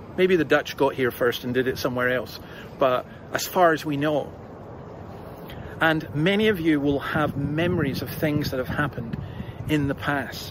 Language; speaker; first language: English; native; English